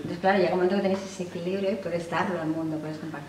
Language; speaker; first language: Spanish; native; Spanish